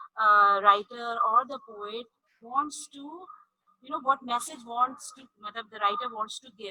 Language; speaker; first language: English; non-native, local second language; Urdu